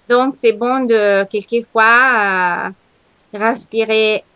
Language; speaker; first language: French; non-native, learner; Italian